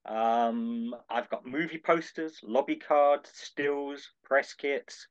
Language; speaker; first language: English; native; English